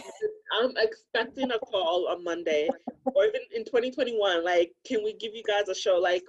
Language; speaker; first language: English; non-native, local second language; Akan